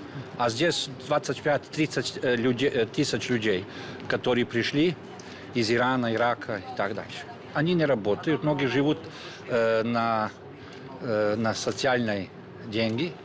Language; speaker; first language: Russian; non-native, learner; Serbian